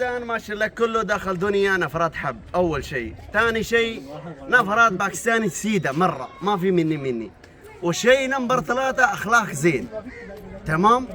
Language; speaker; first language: Arabic; non-native, learner; Punjabi